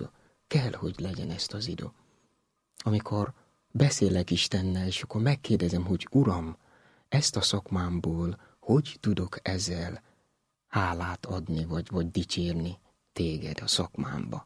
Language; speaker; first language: Hungarian; non-native, learner; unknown